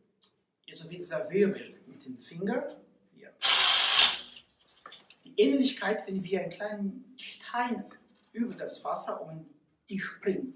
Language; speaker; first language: German; non-native, learner; Portuguese